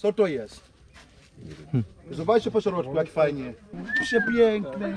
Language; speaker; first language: Polish; non-native, learner; Swahili